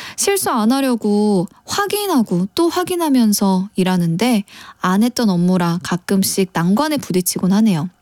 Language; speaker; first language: Korean; native; Korean